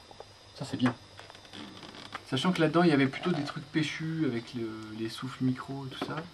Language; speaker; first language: French; native; French